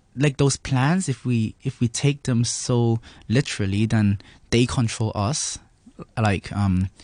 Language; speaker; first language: English; non-native, local second language; Cantonese